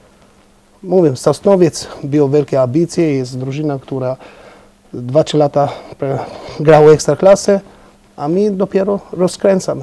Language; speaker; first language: Polish; non-native, fluent; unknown